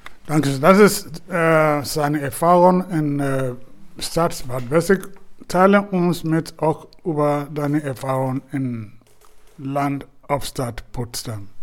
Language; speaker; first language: German; non-native, fluent; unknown